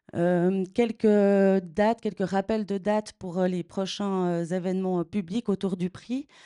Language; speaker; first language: French; native; French